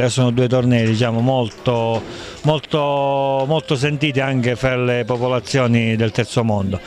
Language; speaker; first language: Italian; native; Italian